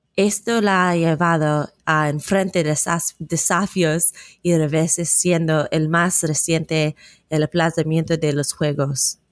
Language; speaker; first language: Spanish; non-native, fluent; English